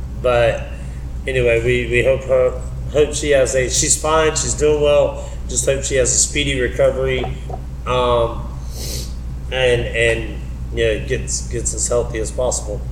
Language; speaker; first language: English; native; English